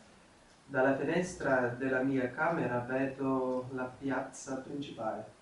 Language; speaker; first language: Italian; non-native, learner; Hungarian